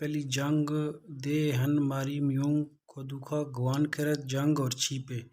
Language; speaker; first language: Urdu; non-native, local second language; Punjabi